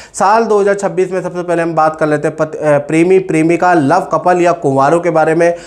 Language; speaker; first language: Hindi; native; Hindi